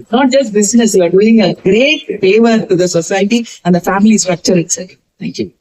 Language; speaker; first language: English; non-native, local second language; Tamil